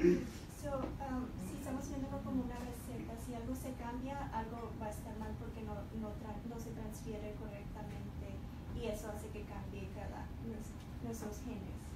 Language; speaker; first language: Spanish; early bilingual, heritage; Spanish